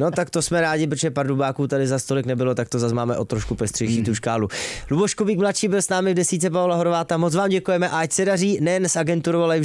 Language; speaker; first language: Czech; native; Czech